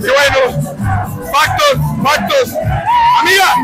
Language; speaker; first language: Spanish; native; Spanish